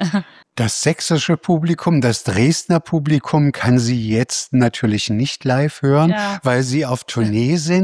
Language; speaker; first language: German; native; German